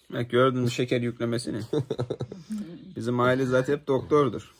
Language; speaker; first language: Turkish; native; Turkish